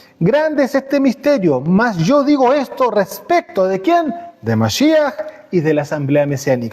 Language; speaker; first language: Spanish; native; Spanish